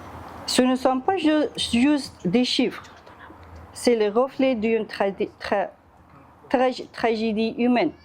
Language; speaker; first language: French; non-native, fluent; Persian